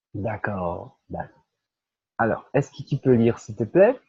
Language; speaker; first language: French; non-native, fluent; Portuguese